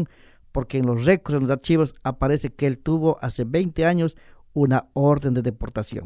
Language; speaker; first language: Spanish; native; Spanish